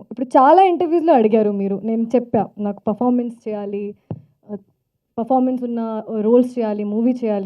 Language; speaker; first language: Telugu; non-native, fluent; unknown